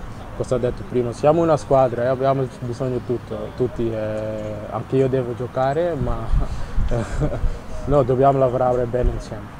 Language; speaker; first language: Italian; non-native, learner; Dutch